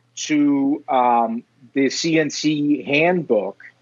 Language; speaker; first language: English; non-native, fluent; Danish